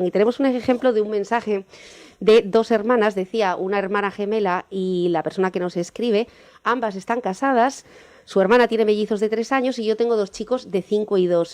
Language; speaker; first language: Spanish; native; Spanish